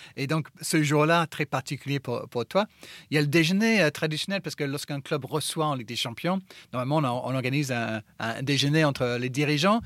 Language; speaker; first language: French; non-native, fluent; English